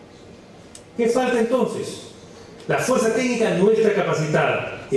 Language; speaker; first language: Spanish; native; Spanish